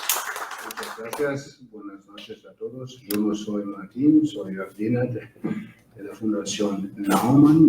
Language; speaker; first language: Spanish; non-native, fluent; German